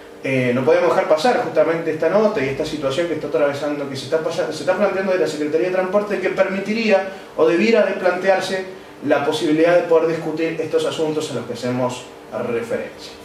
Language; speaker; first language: Spanish; native; Spanish